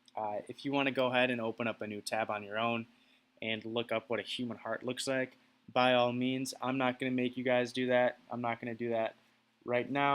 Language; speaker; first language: English; native; English